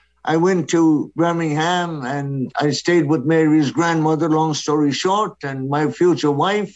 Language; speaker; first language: English; non-native, local second language; Irish